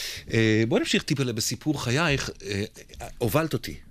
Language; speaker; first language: Hebrew; native; Hebrew